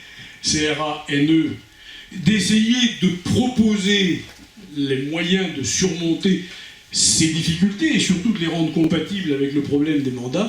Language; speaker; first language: French; native; French